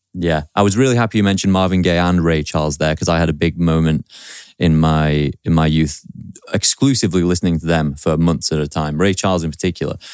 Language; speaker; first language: English; native; English